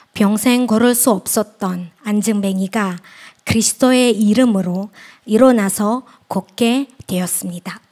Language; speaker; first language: Korean; non-native, fluent; Indonesian